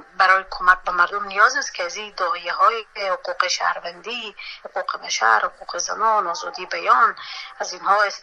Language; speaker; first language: Persian; native; Persian